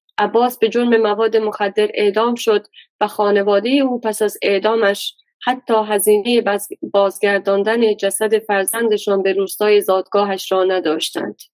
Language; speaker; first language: Persian; non-native, local second language; Baluchi